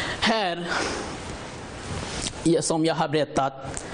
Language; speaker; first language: Swedish; non-native, learner; Rohingya